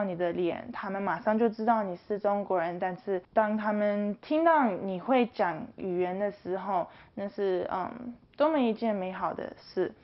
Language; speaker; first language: Chinese; early bilingual, heritage; Chinese